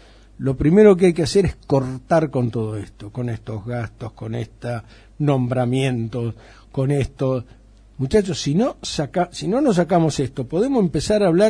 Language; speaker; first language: Spanish; native; Spanish